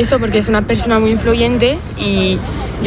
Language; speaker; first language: Spanish; non-native, fluent; French